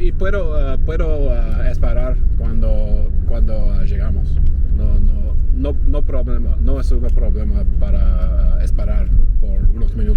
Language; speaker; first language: Spanish; non-native, learner; English